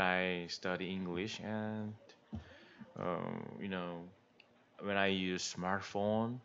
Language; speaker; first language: English; non-native, learner; Korean